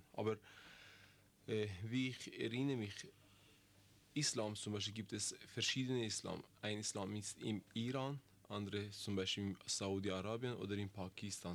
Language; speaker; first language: German; non-native, learner; Persian